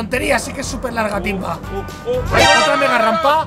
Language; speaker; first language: Spanish; native; Spanish